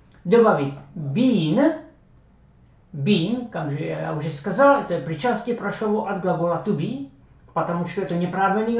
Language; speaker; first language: Russian; non-native, fluent; Slovak